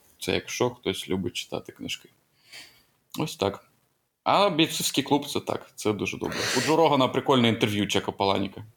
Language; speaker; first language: Ukrainian; non-native, local second language; Russian